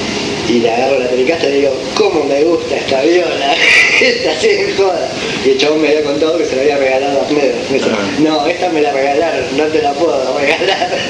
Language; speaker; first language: Spanish; native; Spanish